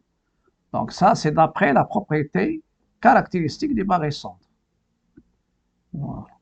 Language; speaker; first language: French; non-native, local second language; Arabic